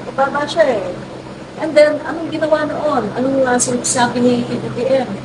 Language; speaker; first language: Filipino; non-native, local second language; Cebuano